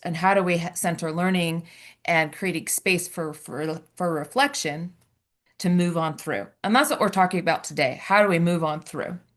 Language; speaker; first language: English; native; English